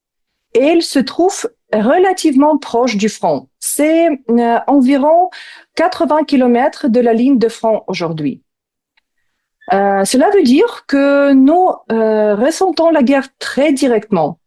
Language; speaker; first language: French; non-native, fluent; Ukrainian